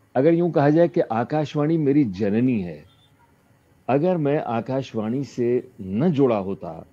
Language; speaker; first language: Hindi; native; Hindi